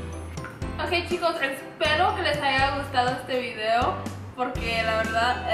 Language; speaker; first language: Spanish; early bilingual, other home language; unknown